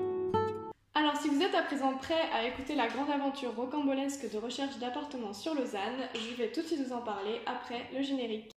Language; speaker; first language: French; native; French